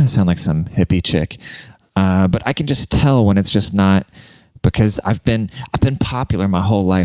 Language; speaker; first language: English; native; English